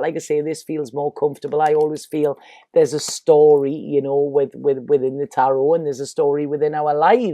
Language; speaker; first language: English; native; English